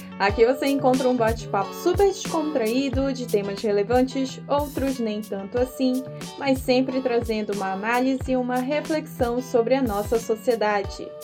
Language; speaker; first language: Portuguese; native; Portuguese